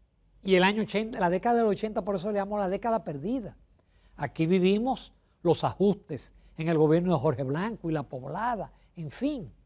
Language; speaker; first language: Spanish; native; Spanish